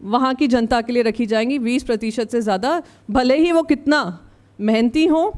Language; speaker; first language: Hindi; native; Hindi